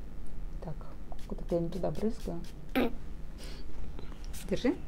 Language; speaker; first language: Russian; native; Russian